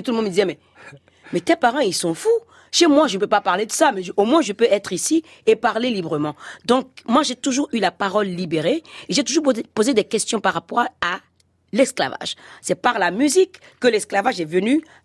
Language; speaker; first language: French; non-native, local second language; Fon